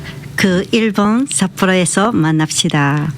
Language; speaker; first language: Korean; early bilingual, heritage; Japanese